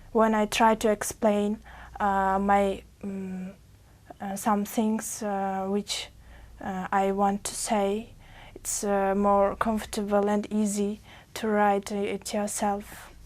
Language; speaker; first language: English; non-native, learner; Uzbek